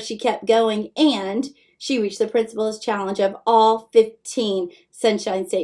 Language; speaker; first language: English; native; English